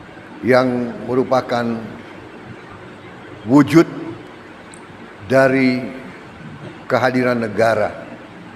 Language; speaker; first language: Indonesian; native; Indonesian